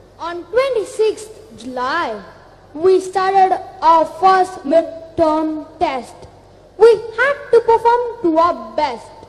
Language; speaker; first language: English; non-native, local second language; Tamil